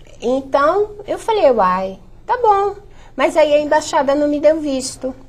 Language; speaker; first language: Portuguese; native; Portuguese